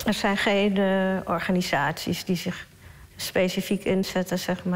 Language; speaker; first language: Dutch; early bilingual, other home language; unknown